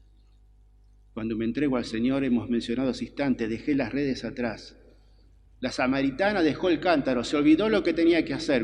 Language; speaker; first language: Spanish; native; Spanish